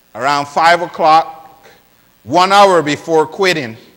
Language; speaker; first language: English; non-native, fluent; Spanish